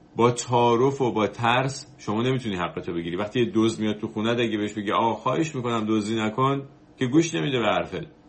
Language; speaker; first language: Persian; native; Persian